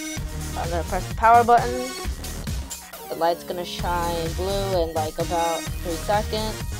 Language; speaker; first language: English; native; English